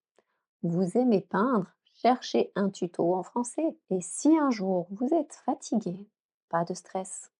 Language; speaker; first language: French; native; French